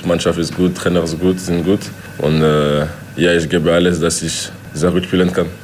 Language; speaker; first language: German; non-native, local second language; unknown